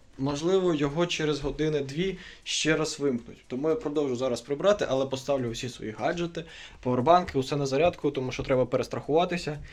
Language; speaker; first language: Ukrainian; non-native, local second language; Russian